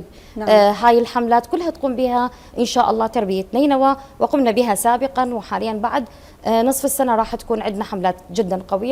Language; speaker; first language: Arabic; native; Arabic